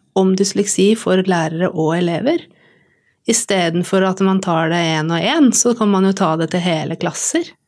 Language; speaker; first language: Norwegian; native; Norwegian